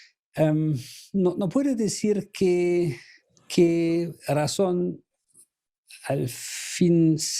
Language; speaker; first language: Spanish; non-native, fluent; German